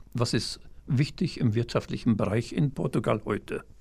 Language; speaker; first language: German; native; German